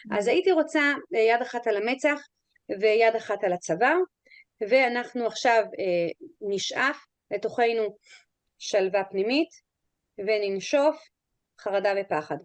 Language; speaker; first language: Hebrew; non-native, fluent; English